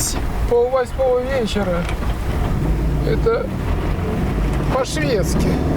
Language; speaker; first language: Russian; native; Russian